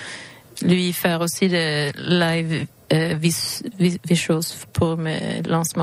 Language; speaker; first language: French; non-native, learner; Swedish